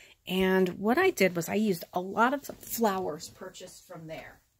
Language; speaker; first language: English; native; English